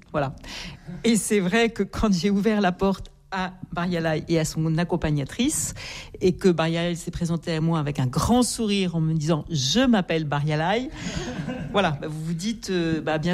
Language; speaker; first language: French; native; French